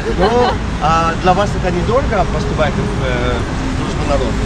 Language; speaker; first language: Russian; non-native, fluent; Arabic